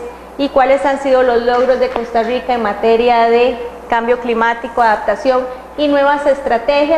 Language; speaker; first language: Spanish; native; Spanish